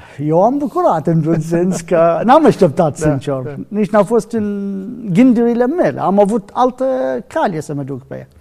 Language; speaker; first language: Romanian; non-native, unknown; Arabic